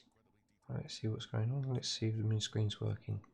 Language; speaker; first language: English; native; English